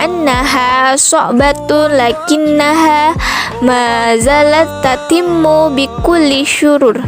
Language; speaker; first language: Arabic; non-native, learner; Indonesian